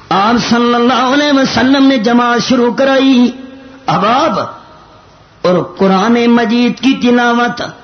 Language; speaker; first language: Urdu; non-native, local second language; Punjabi